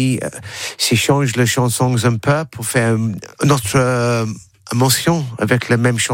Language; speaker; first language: French; non-native, learner; English